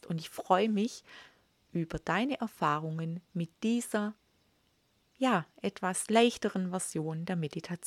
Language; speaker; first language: German; native; German